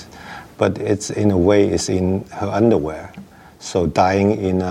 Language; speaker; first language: English; non-native, local second language; Wu Chinese